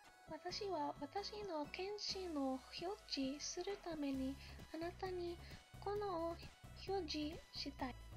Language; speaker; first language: Japanese; non-native, learner; English